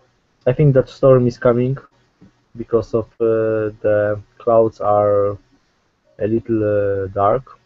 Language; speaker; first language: English; non-native, learner; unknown